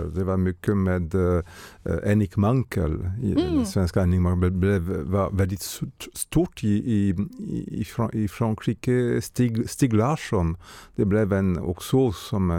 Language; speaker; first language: Swedish; non-native, fluent; French